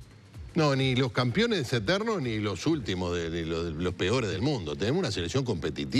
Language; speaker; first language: Spanish; native; Spanish